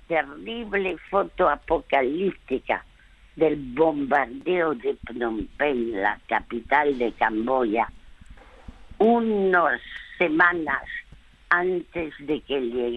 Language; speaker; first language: Spanish; early bilingual, other home language; French